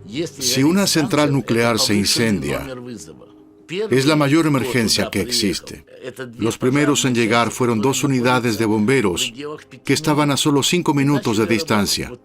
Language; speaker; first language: Spanish; native; Spanish